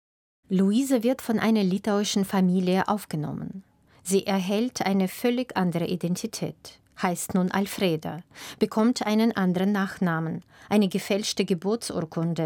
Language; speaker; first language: German; native; German